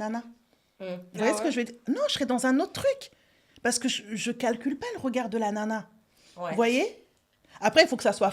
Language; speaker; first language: French; native; French